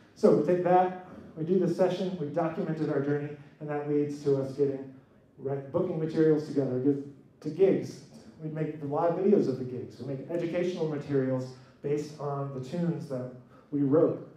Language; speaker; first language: English; native; English